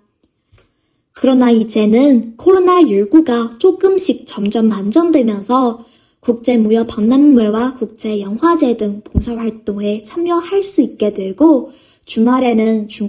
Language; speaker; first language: Korean; non-native, fluent; Chinese